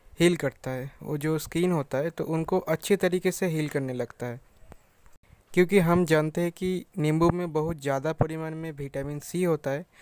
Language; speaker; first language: Hindi; native; Hindi